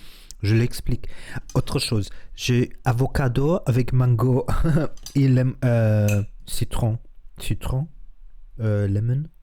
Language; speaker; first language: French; non-native, learner; Spanish